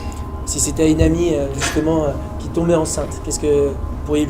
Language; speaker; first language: French; native; French